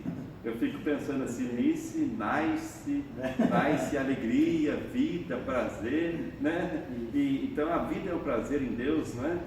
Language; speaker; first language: Portuguese; native; Portuguese